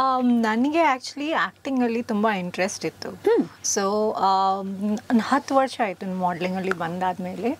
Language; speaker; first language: Kannada; non-native, learner; Punjabi